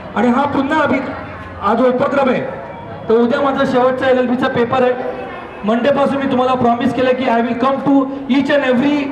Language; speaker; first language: Marathi; non-native, local second language; Hindi